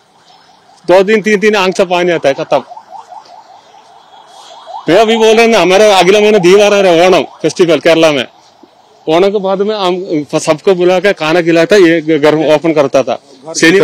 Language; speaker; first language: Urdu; non-native, local second language; Malayalam